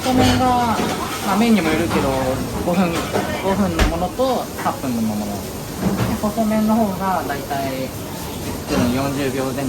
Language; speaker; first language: Japanese; native; Japanese